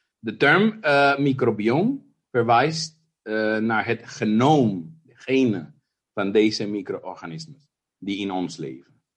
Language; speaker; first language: Dutch; non-native, fluent; Spanish